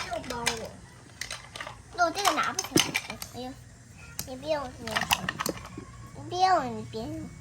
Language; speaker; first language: Chinese; early bilingual, heritage; Chinese